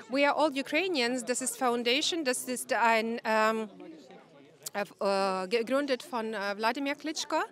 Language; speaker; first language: German; non-native, fluent; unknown